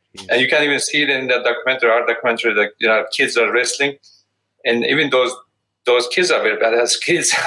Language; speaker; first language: English; non-native, fluent; Turkish